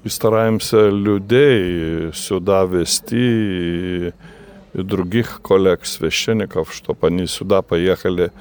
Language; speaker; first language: Russian; non-native, fluent; Lithuanian